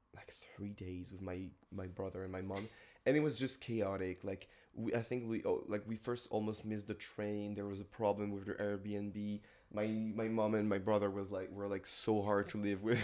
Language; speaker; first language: English; non-native, fluent; French